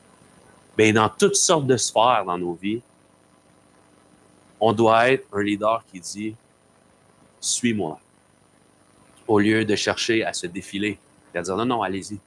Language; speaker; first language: French; native; French